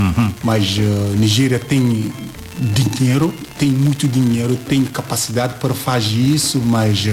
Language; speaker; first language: Portuguese; non-native, learner; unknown